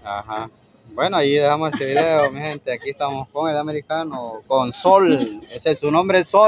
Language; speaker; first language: Spanish; native; Spanish